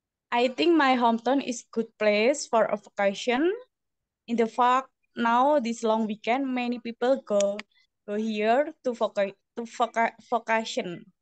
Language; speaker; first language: English; non-native, learner; Indonesian